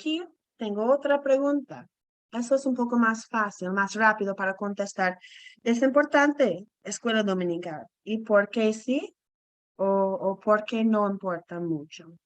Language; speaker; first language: Spanish; non-native, fluent; English